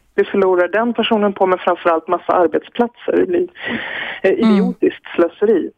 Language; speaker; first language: Swedish; native; Swedish